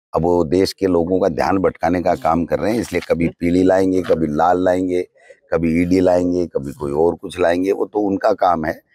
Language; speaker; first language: Hindi; native; Hindi